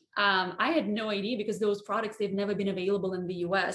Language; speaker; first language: English; non-native, fluent; Russian